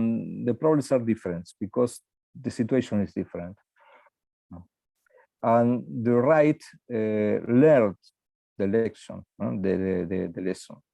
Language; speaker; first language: English; non-native, learner; Spanish